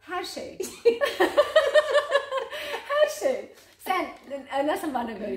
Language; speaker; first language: Turkish; non-native, learner; Croatian